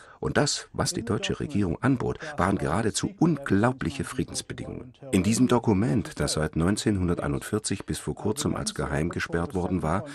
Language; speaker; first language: German; native; German